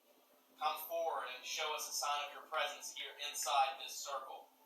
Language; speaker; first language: English; native; English